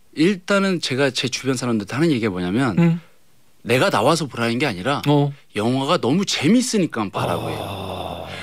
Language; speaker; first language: Korean; native; Korean